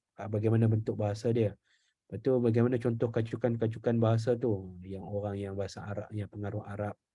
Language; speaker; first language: Malay; native; Malay